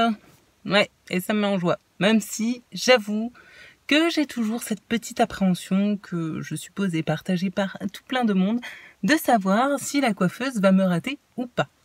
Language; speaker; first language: French; native; French